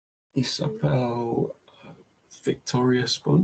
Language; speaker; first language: French; non-native, learner; English